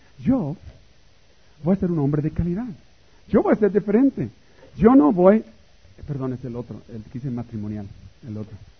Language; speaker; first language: Spanish; native; Spanish